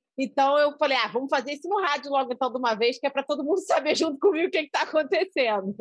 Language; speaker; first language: Portuguese; native; Portuguese